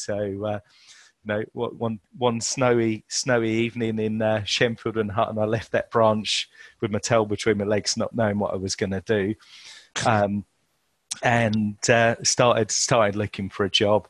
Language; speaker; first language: English; native; English